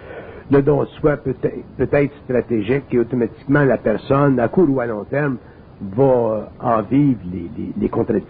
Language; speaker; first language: French; native; French